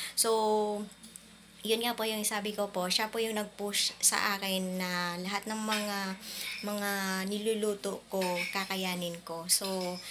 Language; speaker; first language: Filipino; non-native, local second language; Hiligaynon